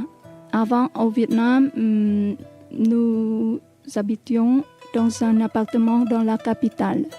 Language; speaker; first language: French; non-native, learner; Vietnamese